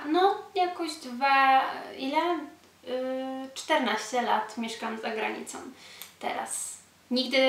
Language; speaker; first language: Polish; early bilingual, heritage; Polish